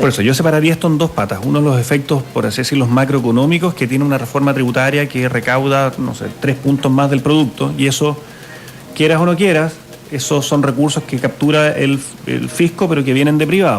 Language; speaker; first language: Spanish; native; Spanish